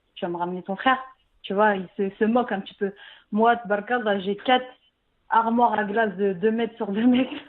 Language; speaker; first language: French; early bilingual, other home language; Arabic